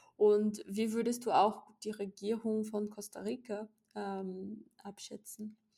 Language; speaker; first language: German; non-native, fluent; Portuguese